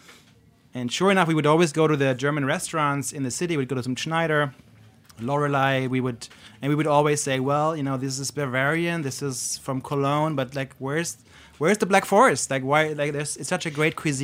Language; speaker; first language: English; non-native, fluent; German